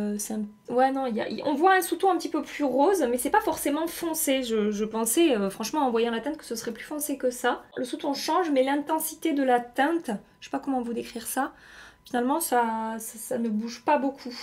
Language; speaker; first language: French; native; French